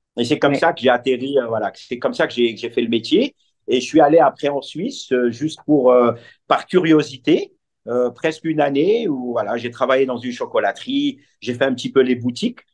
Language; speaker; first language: French; non-native, local second language; Arabic